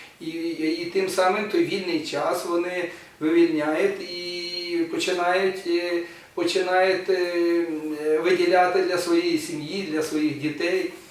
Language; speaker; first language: Ukrainian; non-native, local second language; Russian